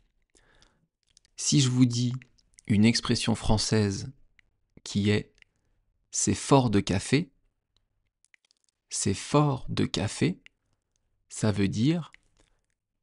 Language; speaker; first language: French; native; French